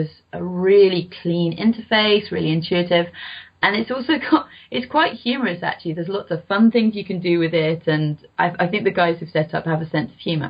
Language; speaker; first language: English; native; English